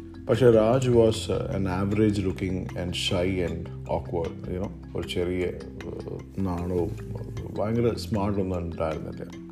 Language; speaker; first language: English; non-native, local second language; Malayalam